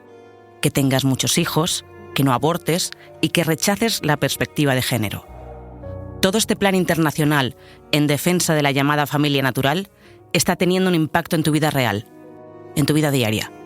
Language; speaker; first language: Spanish; native; Spanish